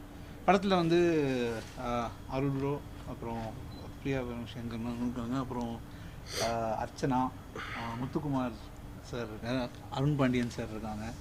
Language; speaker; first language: Tamil; native; Tamil